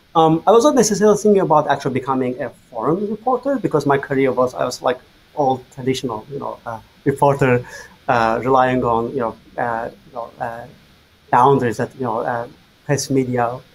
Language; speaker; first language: English; non-native, fluent; Azerbaijani